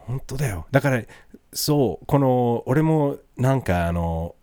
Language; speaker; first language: Japanese; non-native, fluent; English